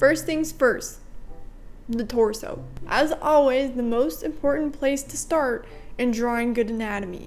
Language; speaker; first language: English; native; English